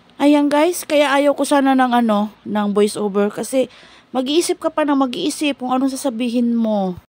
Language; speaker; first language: Filipino; non-native, local second language; Bikol